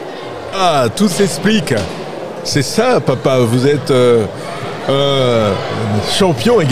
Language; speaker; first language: French; native; French